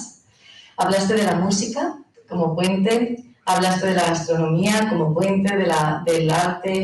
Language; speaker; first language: Spanish; native; Spanish